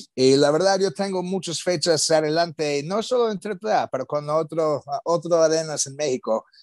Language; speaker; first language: Spanish; non-native, learner; English